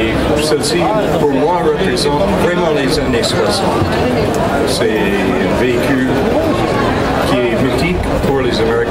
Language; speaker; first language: French; non-native, fluent; English